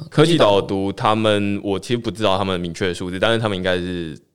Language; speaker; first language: Chinese; native; Chinese